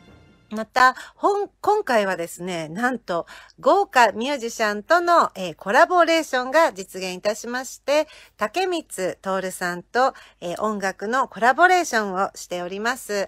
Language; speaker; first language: Japanese; native; Japanese